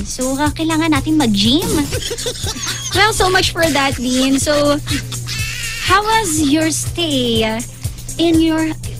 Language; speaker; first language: English; non-native, local second language; Filipino